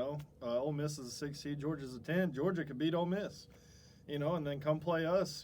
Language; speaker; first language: English; native; English